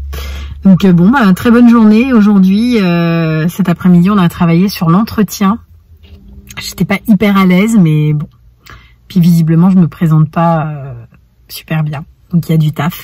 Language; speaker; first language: French; native; French